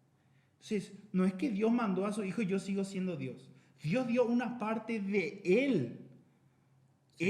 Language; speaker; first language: Spanish; native; Spanish